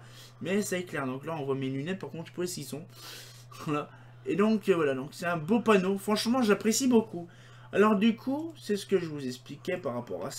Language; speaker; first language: French; native; French